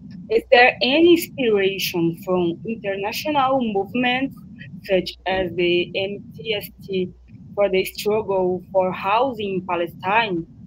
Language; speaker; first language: English; non-native, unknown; Portuguese